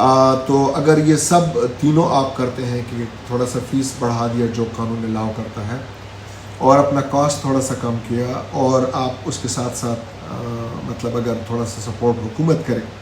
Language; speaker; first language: Hindi; non-native, local second language; Pashto